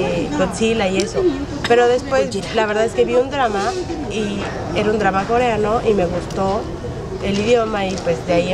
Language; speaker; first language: Spanish; native; Spanish